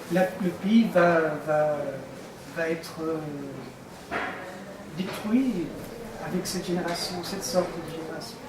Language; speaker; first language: French; non-native, fluent; Persian